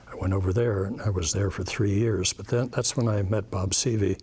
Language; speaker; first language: English; native; English